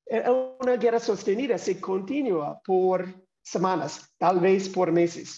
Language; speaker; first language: Spanish; non-native, fluent; English